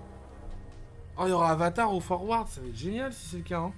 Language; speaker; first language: French; native; French